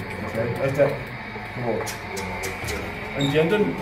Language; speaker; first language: Spanish; non-native, fluent; English